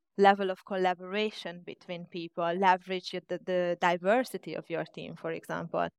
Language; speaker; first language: English; non-native, fluent; Hungarian